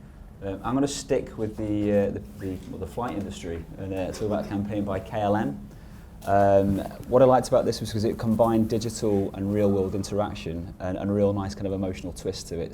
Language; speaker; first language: English; native; English